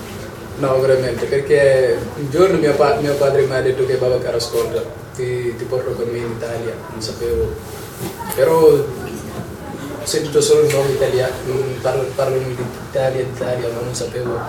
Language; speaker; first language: Italian; non-native, learner; Wolof